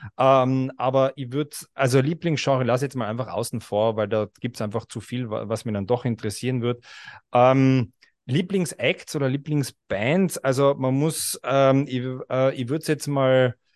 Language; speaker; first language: German; native; German